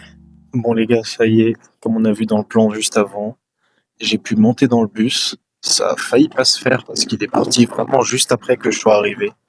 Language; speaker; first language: French; native; French